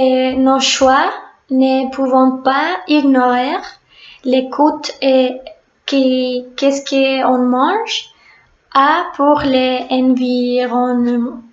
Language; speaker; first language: French; non-native, fluent; Spanish